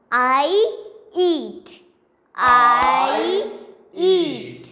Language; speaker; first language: English; non-native, fluent; Pashto